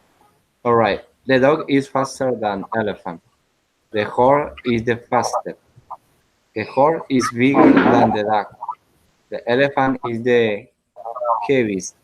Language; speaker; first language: English; non-native, learner; Spanish